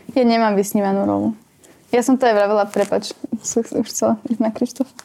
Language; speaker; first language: Slovak; native; Slovak